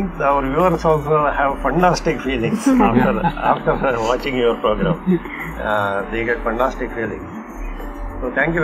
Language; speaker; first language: English; non-native, local second language; Konkani